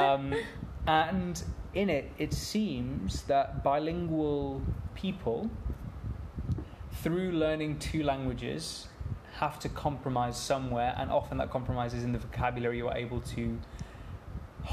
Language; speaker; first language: English; native; English